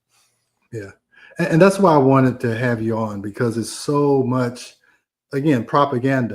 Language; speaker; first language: English; native; English